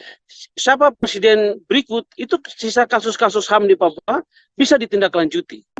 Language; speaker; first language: Indonesian; native; Indonesian